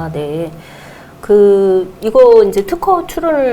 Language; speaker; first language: Korean; native; Korean